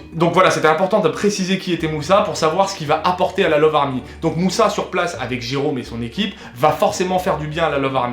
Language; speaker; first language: French; native; French